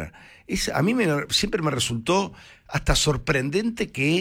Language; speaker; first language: Spanish; native; Spanish